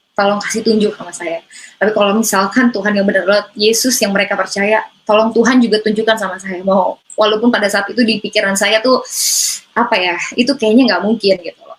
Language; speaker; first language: Indonesian; native; Indonesian